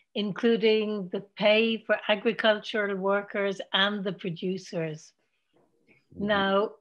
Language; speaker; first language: English; native; English